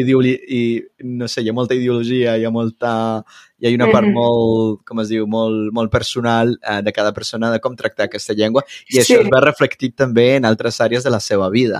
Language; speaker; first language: Catalan; non-native, fluent; Spanish